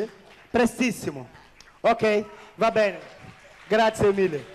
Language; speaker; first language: Italian; non-native, fluent; Wolof